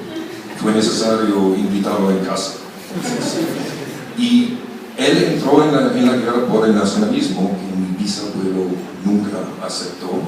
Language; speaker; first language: Spanish; non-native, fluent; German